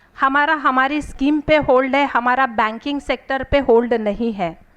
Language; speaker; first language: Hindi; non-native, local second language; Marathi